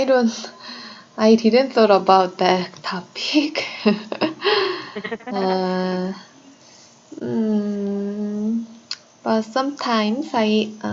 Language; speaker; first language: English; non-native, learner; Korean